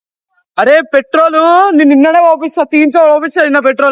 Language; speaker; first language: Telugu; native; Telugu